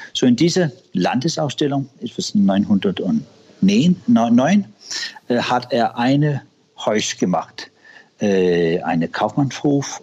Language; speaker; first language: German; non-native, learner; Danish